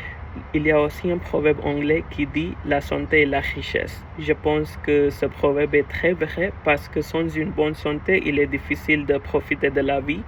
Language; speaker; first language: French; non-native, learner; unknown